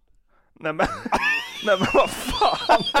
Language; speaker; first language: Swedish; native; Swedish